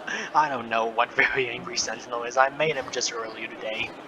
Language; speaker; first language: English; native; English